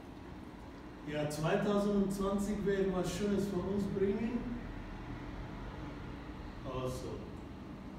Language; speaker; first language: German; non-native, fluent; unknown